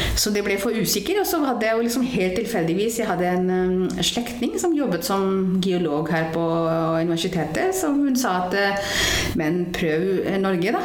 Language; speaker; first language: Norwegian; non-native, fluent; Hindi